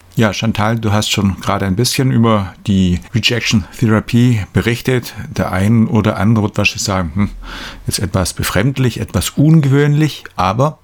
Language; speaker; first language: German; native; German